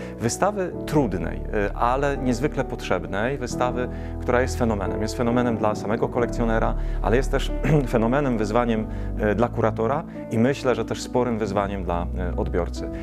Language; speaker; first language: Polish; native; Polish